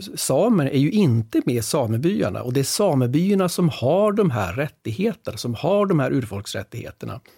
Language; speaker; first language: Swedish; native; Swedish